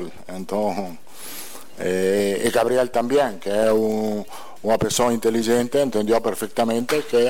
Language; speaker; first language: Portuguese; non-native, learner; Italian